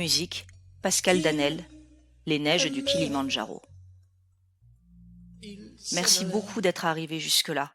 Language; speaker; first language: French; native; French